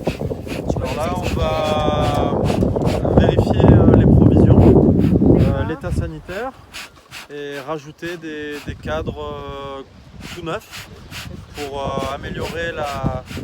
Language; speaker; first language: French; native; French